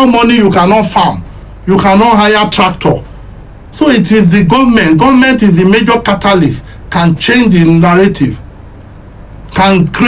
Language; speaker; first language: English; non-native, local second language; Yoruba